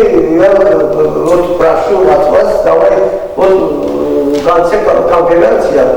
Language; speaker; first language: Russian; non-native, fluent; Azerbaijani